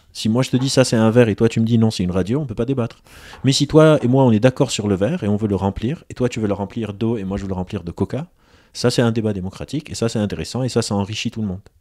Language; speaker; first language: French; non-native, local second language; Arabic